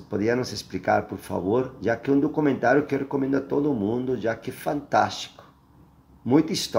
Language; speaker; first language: Portuguese; non-native, fluent; Spanish